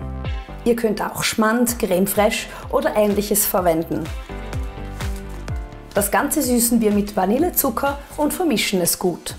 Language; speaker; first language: German; native; German